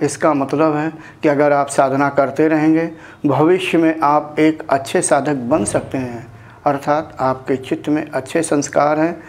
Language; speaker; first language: Hindi; native; Hindi